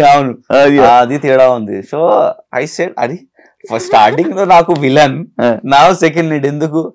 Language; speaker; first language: Telugu; non-native, learner; Hindi